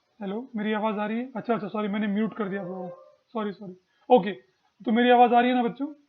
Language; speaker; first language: Hindi; non-native, local second language; Marathi